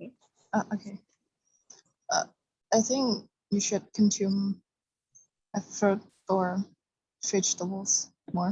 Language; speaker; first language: English; non-native, learner; Indonesian